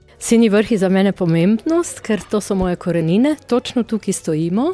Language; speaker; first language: Slovenian; non-native, fluent; German